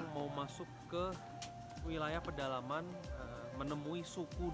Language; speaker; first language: Indonesian; native; Indonesian